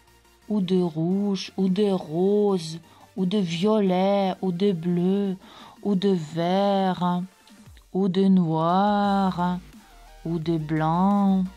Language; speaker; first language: French; non-native, fluent; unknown